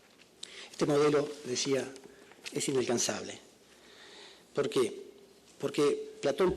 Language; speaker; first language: Spanish; native; Spanish